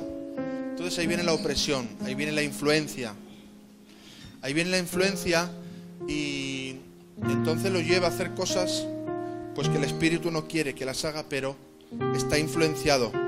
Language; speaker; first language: Spanish; native; Spanish